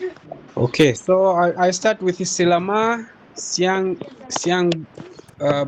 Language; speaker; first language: English; non-native, fluent; Nyanja